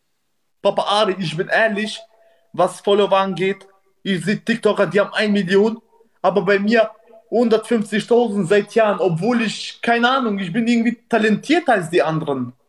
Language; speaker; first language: German; non-native, learner; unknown